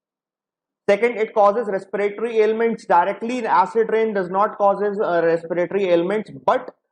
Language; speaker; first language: English; non-native, local second language; Hindi